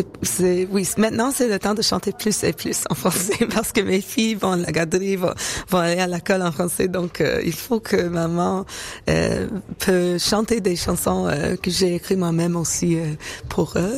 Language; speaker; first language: French; non-native, local second language; English